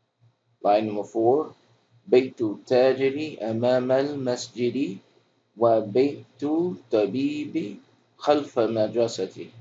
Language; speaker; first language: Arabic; non-native, fluent; English